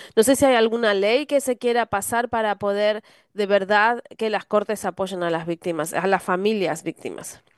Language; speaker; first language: Spanish; native; Spanish